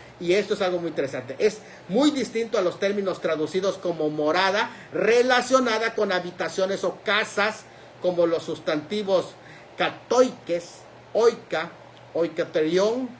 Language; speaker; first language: Spanish; native; Spanish